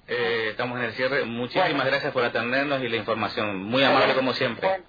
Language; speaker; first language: Spanish; native; Spanish